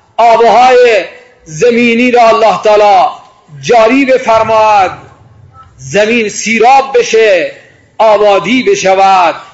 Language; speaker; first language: Persian; non-native, local second language; Baluchi